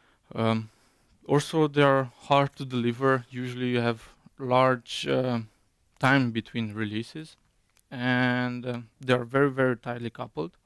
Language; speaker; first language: English; non-native, fluent; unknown